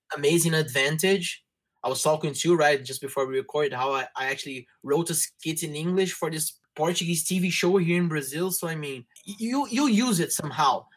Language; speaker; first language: English; non-native, fluent; Portuguese